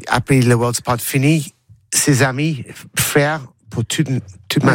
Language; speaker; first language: French; non-native, learner; English